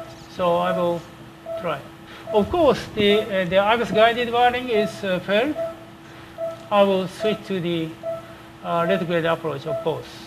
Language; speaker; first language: English; non-native, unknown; Japanese